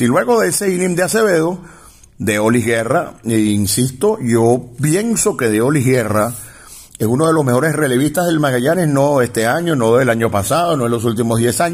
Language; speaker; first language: Spanish; native; Spanish